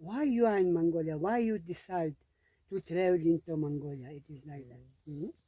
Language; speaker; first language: English; non-native, learner; Mongolian